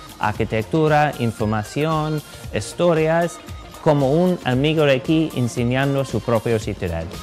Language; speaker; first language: Spanish; non-native, fluent; English